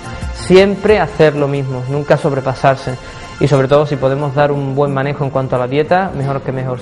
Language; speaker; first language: Spanish; native; Spanish